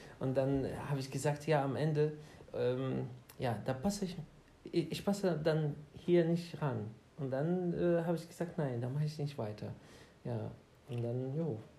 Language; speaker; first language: German; non-native, learner; Arabic